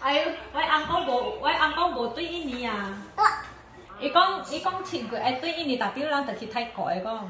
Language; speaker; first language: Korean; non-native, learner; Indonesian